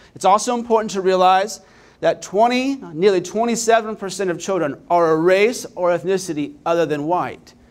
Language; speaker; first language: English; native; English